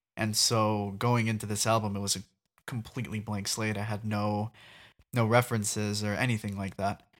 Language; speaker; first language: English; native; English